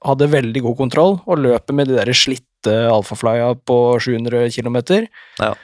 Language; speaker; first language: Norwegian; native; Norwegian